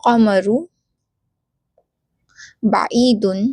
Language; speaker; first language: Arabic; non-native, learner; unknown